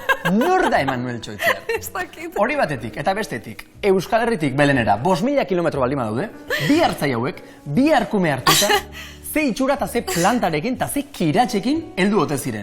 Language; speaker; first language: Basque; native; Basque